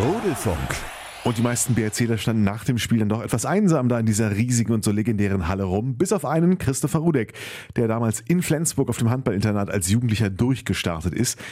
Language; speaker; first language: German; native; German